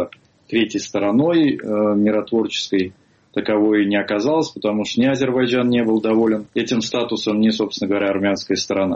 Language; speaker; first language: Russian; native; Russian